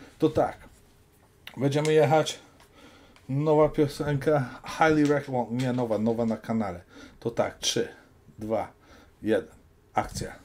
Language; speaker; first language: Polish; early bilingual, heritage; Polish